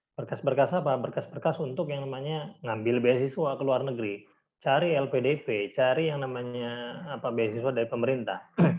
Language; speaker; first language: Indonesian; native; Indonesian